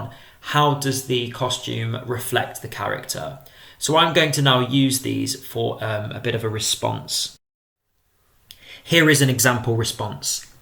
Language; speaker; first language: English; native; English